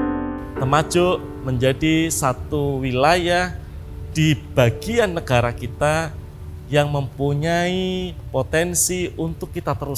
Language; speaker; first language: Indonesian; native; Indonesian